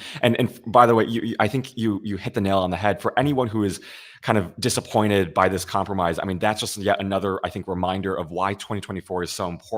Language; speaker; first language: English; native; English